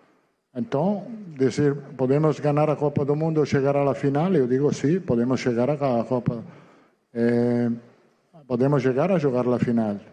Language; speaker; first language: Portuguese; non-native, fluent; Italian